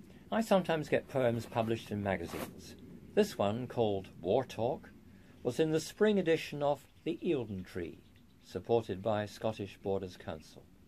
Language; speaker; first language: English; native; English